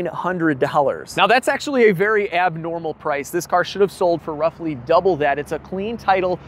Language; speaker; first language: English; native; English